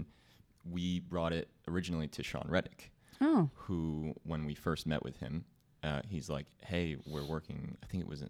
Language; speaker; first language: English; native; English